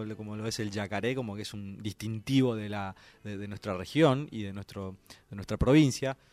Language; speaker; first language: Spanish; native; Spanish